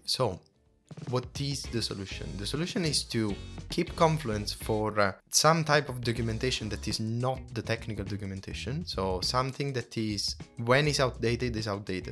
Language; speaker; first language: English; non-native, fluent; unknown